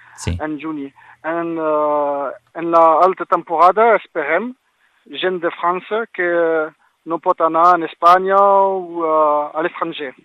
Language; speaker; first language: Catalan; non-native, local second language; French